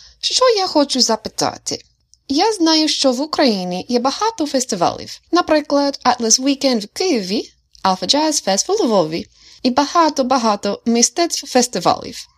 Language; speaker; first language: Ukrainian; non-native, learner; English